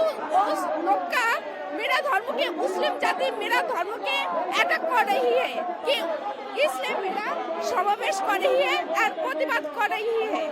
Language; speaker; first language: Hindi; non-native, local second language; Bangla